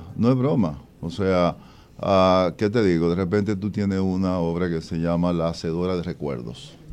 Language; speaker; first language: Spanish; native; Spanish